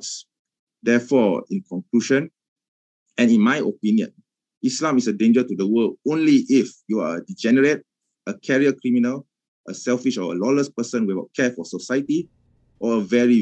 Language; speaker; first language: English; non-native, local second language; Malay